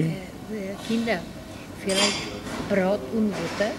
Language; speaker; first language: German; non-native, learner; Czech